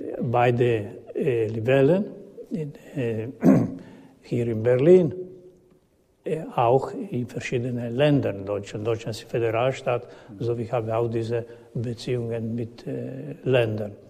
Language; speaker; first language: German; non-native, learner; Croatian